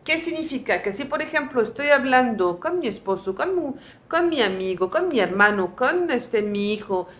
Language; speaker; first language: Spanish; non-native, fluent; French